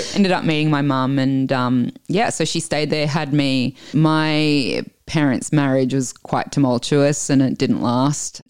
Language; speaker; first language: English; early bilingual, other home language; Italian